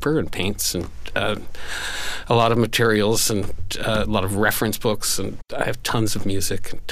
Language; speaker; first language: English; native; English